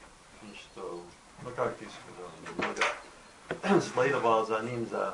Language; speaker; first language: Russian; non-native, learner; English